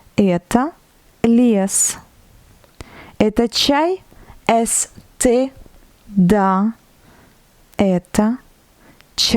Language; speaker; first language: Russian; non-native, fluent; French